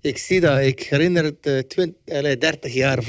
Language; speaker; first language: Dutch; early bilingual, other home language; Turkish